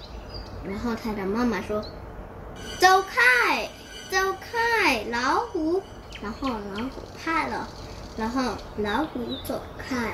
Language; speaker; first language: Chinese; non-native, learner; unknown